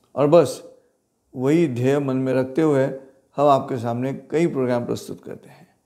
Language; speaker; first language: Hindi; non-native, local second language; Marathi